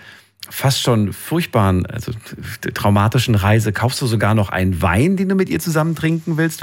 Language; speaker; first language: German; native; German